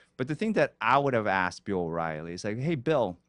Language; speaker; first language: English; non-native, fluent; Korean